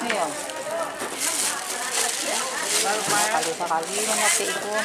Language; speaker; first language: Indonesian; non-native, local second language; Minangkabau